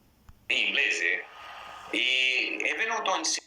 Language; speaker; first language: Italian; non-native, learner; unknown